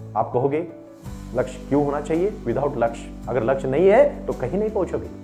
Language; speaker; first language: Hindi; non-native, local second language; Marathi